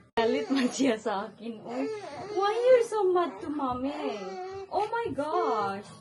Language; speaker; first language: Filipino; non-native, local second language; Cebuano